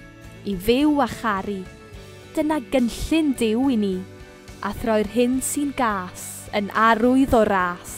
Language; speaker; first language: Welsh; native; Welsh